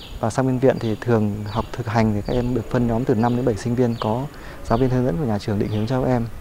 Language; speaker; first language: Vietnamese; native; Vietnamese